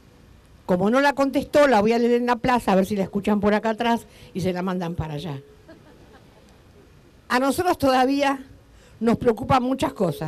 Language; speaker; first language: Spanish; native; Spanish